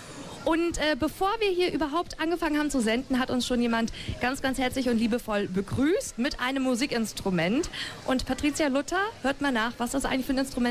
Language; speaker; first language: German; native; German